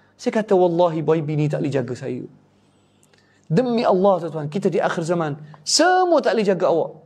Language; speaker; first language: Malay; native; Malay